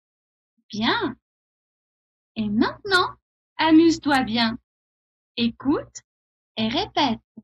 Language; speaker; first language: French; non-native, fluent; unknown